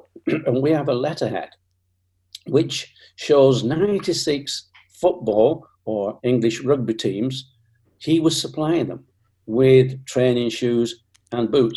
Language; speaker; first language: English; native; English